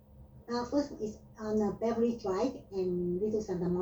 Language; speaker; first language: English; non-native, learner; Vietnamese